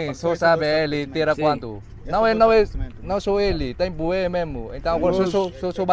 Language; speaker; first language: Portuguese; non-native, learner; Vietnamese